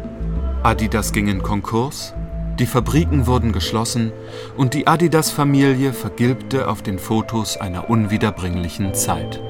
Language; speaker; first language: German; native; German